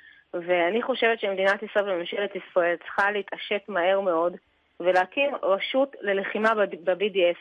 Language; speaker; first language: Hebrew; native; Hebrew